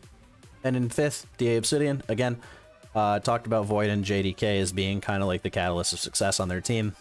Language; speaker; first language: English; native; English